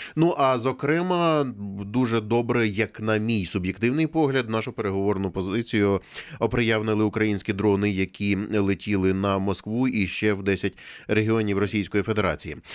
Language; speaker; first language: Ukrainian; native; Ukrainian